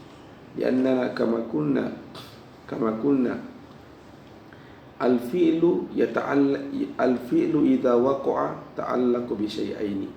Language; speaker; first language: Arabic; non-native, fluent; Indonesian